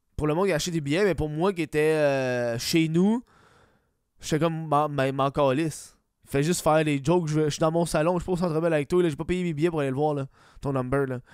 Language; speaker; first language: French; native; French